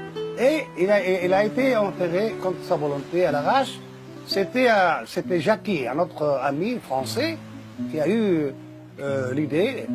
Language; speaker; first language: French; non-native, fluent; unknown